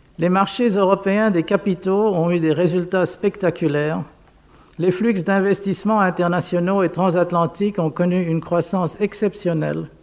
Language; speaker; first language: French; non-native, fluent; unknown